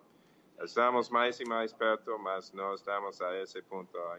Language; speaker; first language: Portuguese; non-native, fluent; English